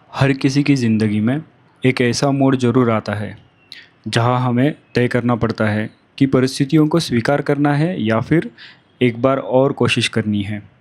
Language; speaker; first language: Hindi; non-native, local second language; Marathi